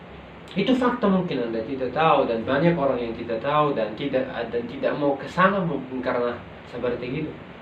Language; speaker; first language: Indonesian; non-native, local second language; Arabic